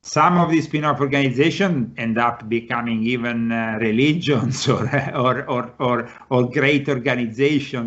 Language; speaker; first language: English; non-native, fluent; Italian